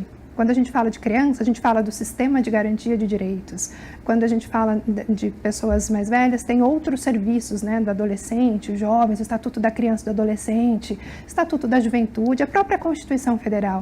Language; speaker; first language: Portuguese; native; Portuguese